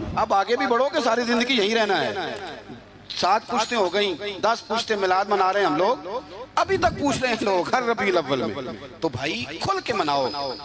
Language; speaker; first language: Urdu; non-native, local second language; Punjabi